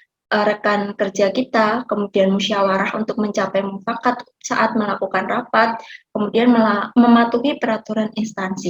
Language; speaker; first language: Indonesian; native; Indonesian